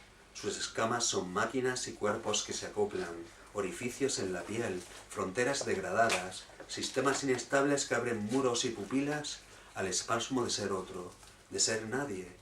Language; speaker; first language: Spanish; native; Spanish